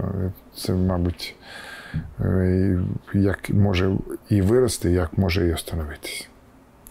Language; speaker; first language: Ukrainian; non-native, local second language; Russian